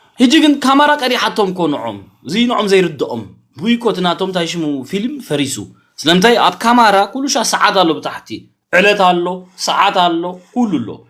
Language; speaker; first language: Tigrinya; early bilingual, heritage; Tigrinya